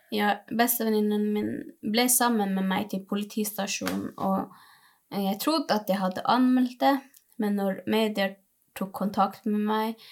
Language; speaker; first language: Norwegian; non-native, local second language; Northern Sami